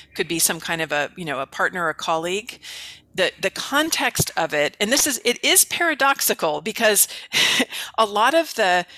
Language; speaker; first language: English; native; English